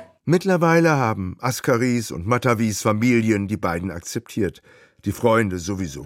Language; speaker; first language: German; native; German